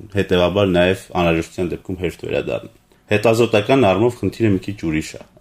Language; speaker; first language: Armenian; native; Armenian